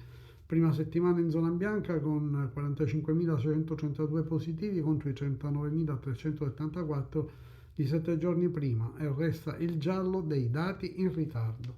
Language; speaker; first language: Italian; native; Italian